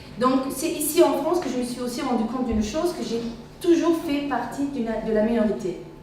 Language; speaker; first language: French; non-native, fluent; Arabic